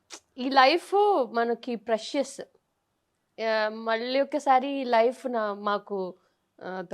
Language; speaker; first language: Telugu; non-native, learner; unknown